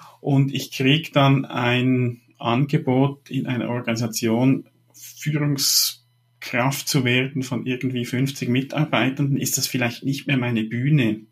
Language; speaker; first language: German; native; German